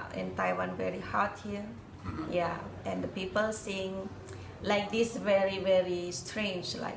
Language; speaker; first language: English; non-native, learner; Indonesian